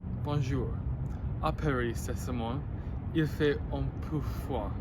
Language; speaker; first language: French; non-native, learner; English